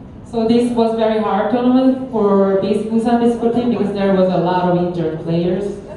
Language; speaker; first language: English; non-native, fluent; Korean